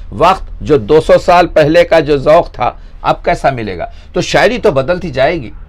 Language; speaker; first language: Urdu; native; Urdu